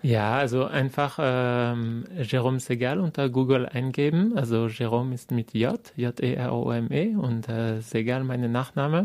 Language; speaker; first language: German; non-native, fluent; French